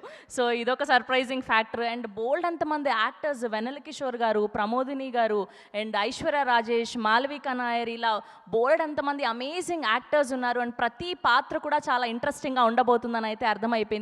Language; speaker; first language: Telugu; native; Telugu